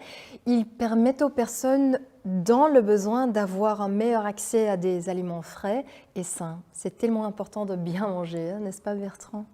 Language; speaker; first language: French; non-native, fluent; Dutch